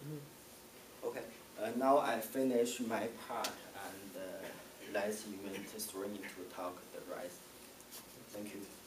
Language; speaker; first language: English; non-native, learner; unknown